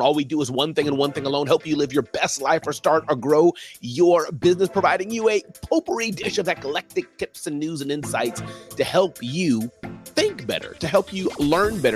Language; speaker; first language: English; native; English